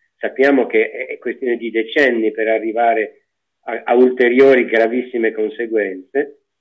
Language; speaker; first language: Italian; native; Italian